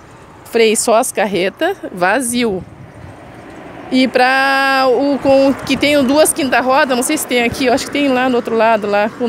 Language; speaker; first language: Portuguese; native; Portuguese